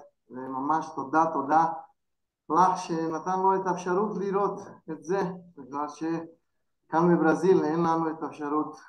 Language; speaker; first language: Hebrew; non-native, fluent; Portuguese